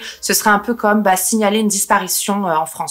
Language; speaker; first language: French; native; French